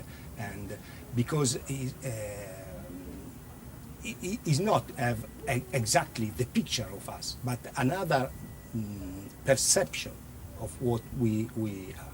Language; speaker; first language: English; non-native, learner; Italian